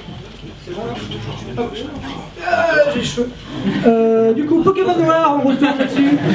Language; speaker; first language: French; native; French